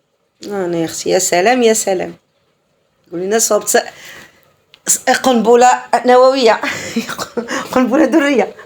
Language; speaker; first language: Arabic; native; Arabic